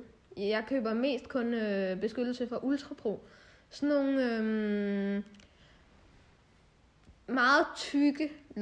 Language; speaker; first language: Danish; native; Danish